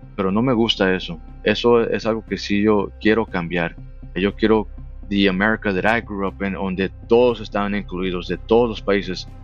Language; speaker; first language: Spanish; early bilingual, heritage; Spanish